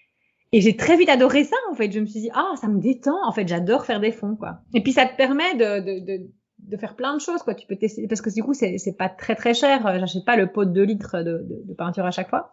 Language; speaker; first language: French; native; French